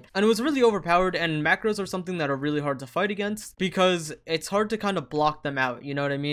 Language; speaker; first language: English; native; English